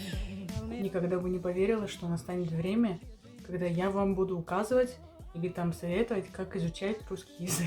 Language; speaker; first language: Russian; early bilingual, heritage; Russian